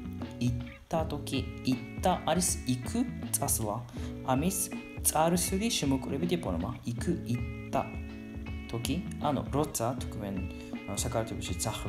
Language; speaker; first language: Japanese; non-native, learner; Georgian